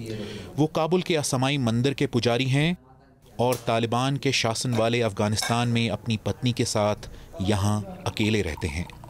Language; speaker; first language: Hindi; native; Hindi